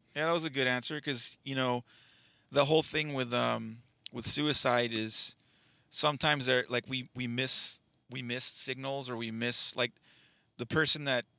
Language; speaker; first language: English; native; English